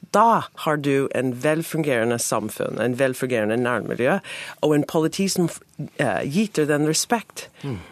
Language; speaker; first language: Norwegian; non-native, fluent; English